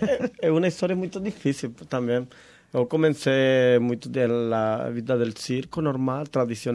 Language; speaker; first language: Portuguese; non-native, learner; Spanish